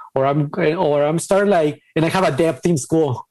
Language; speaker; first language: English; non-native, fluent; Spanish